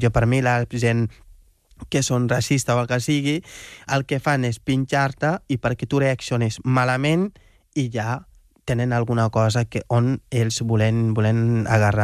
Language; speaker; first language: Catalan; non-native, fluent; Wolof